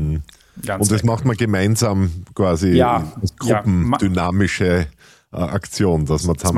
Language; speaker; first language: German; native; German